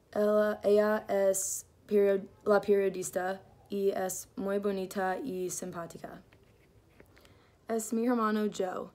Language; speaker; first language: Spanish; non-native, learner; English